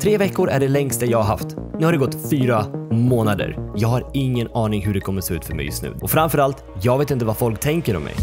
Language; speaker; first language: Swedish; early bilingual, other home language; Russian